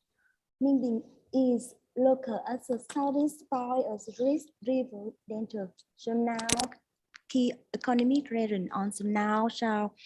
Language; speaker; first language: English; non-native, learner; Vietnamese